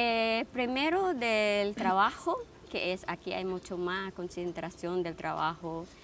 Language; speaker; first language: Spanish; non-native, fluent; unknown